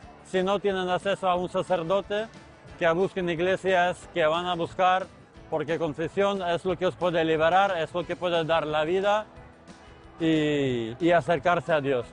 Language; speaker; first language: Spanish; non-native, fluent; Ukrainian